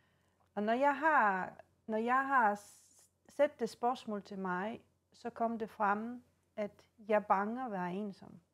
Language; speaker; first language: Danish; non-native, fluent; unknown